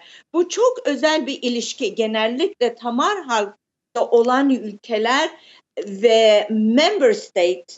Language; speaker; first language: Turkish; early bilingual, heritage; Turkish